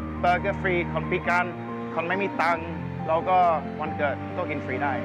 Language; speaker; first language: Thai; non-native, learner; English